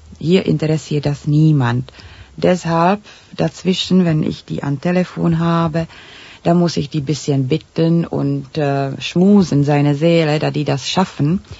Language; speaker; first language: German; non-native, fluent; Czech